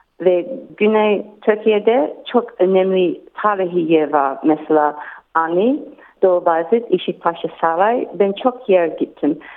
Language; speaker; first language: Turkish; non-native, learner; English